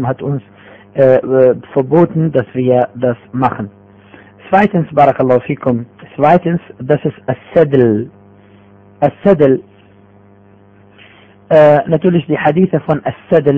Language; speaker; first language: German; non-native, fluent; Arabic